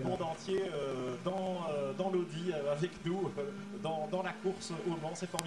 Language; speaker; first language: French; native; French